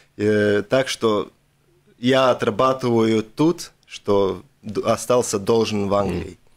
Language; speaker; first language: Russian; non-native, local second language; Latvian